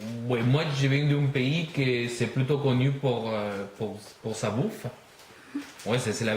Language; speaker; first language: French; non-native, learner; Spanish